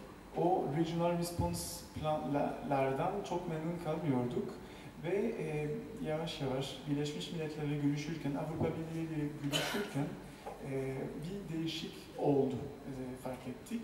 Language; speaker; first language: Turkish; non-native, fluent; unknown